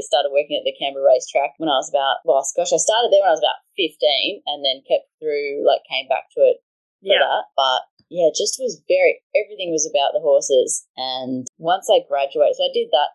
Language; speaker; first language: English; native; English